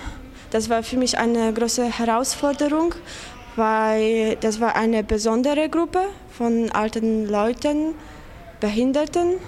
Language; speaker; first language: German; non-native, fluent; Polish